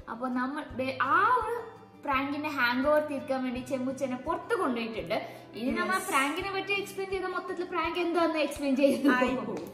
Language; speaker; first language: Malayalam; non-native, fluent; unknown